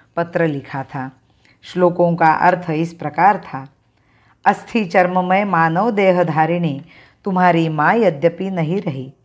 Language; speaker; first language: Hindi; non-native, local second language; Marathi